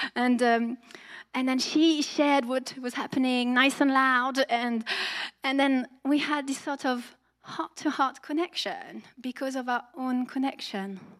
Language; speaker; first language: English; non-native, fluent; French